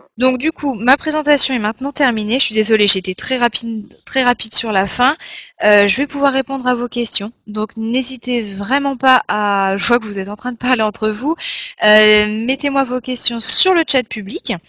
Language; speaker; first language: French; native; French